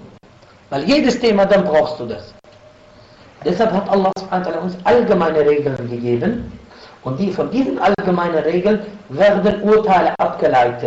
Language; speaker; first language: German; non-native, fluent; Arabic